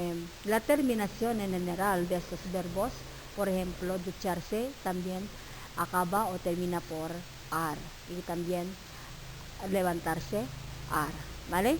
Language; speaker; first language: Spanish; non-native, fluent; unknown